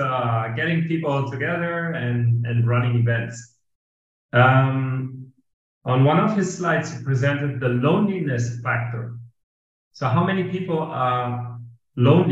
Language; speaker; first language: English; non-native, fluent; German